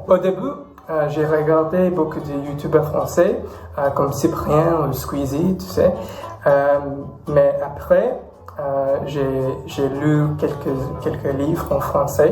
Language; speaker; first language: French; non-native, fluent; English